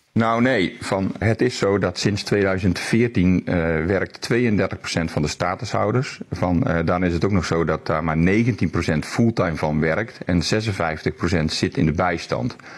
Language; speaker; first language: Dutch; native; Dutch